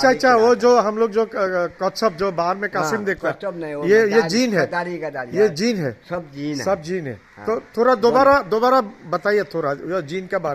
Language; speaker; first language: Hindi; non-native, fluent; Bangla